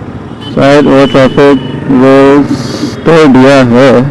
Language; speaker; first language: Hindi; non-native, local second language; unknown